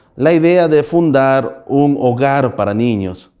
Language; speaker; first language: Spanish; native; Spanish